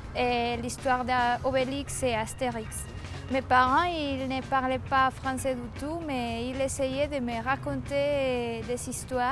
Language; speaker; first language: French; non-native, fluent; Spanish